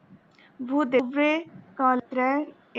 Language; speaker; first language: French; non-native, learner; Bangla